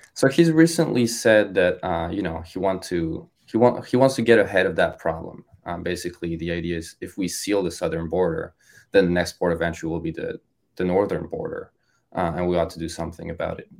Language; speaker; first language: English; non-native, fluent; French